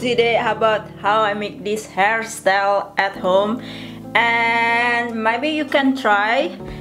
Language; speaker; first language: English; non-native, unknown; Indonesian